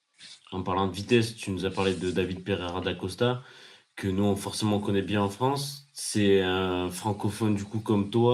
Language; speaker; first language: French; native; French